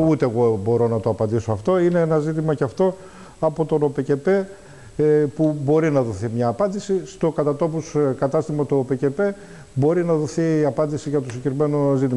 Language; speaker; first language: Greek; native; Greek